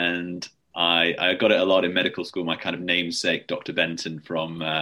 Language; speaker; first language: English; native; English